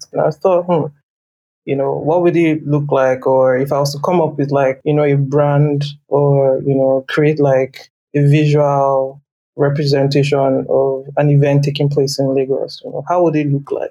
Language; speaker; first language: English; non-native, local second language; Yoruba